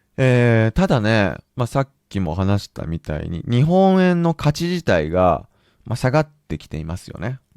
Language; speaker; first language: Japanese; native; Japanese